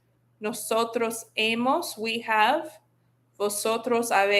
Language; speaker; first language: Spanish; non-native, fluent; English